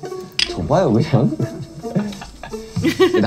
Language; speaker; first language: Korean; native; Korean